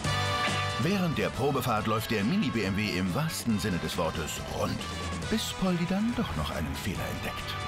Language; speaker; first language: German; native; German